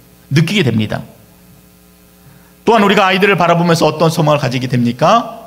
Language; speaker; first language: Korean; native; Korean